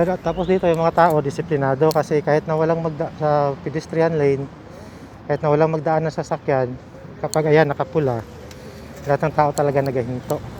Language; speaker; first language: Filipino; native; Filipino